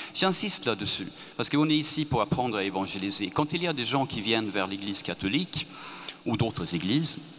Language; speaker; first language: French; non-native, fluent; Swedish